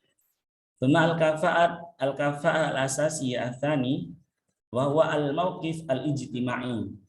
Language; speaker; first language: Arabic; non-native, fluent; Indonesian